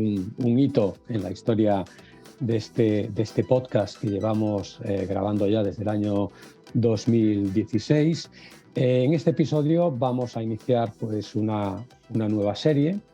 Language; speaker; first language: Spanish; native; Spanish